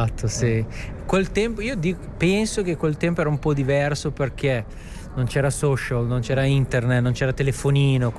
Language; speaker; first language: Italian; native; Italian